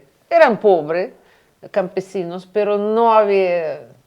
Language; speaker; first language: Spanish; non-native, fluent; Russian